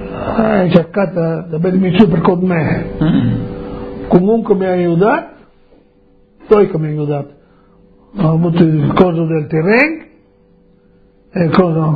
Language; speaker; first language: Italian; non-native, local second language; Friulian